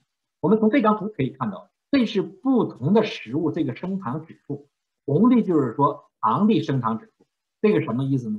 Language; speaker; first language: Chinese; native; Chinese